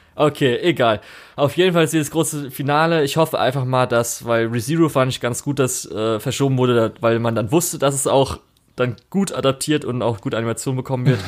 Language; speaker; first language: German; native; German